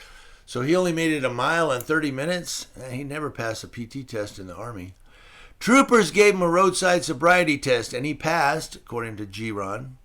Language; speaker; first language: English; native; English